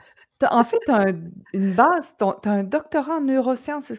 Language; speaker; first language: French; native; French